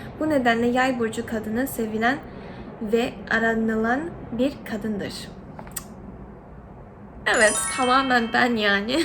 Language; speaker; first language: Turkish; non-native, fluent; Korean